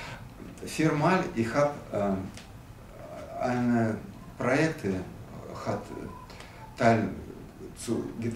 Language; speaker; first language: German; non-native, learner; Russian